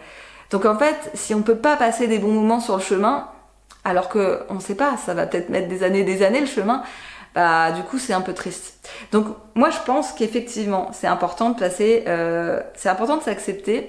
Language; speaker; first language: French; native; French